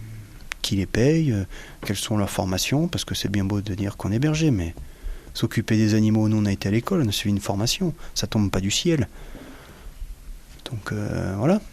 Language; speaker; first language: French; native; French